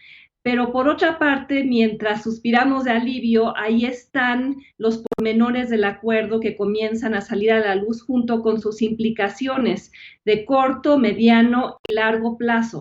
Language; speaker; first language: Spanish; native; Spanish